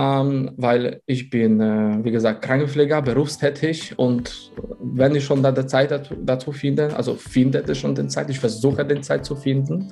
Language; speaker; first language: German; non-native, fluent; Polish